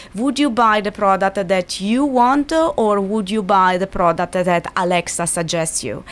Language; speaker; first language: English; non-native, fluent; Italian